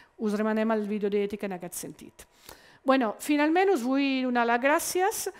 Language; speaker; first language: Catalan; non-native, fluent; Italian